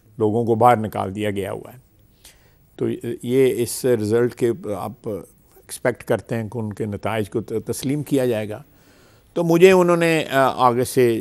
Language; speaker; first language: Urdu; non-native, local second language; Punjabi